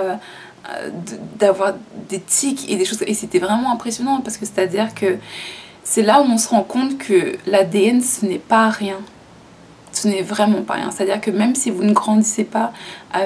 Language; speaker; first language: French; native; French